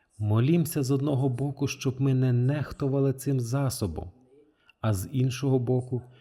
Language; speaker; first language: Ukrainian; non-native, fluent; French